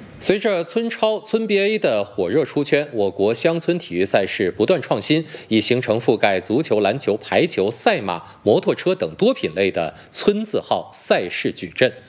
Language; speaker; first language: Chinese; native; Chinese